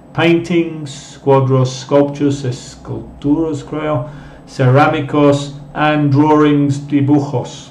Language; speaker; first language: Spanish; non-native, fluent; English